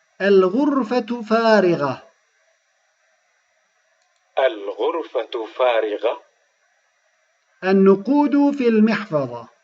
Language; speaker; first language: Arabic; non-native, fluent; Turkish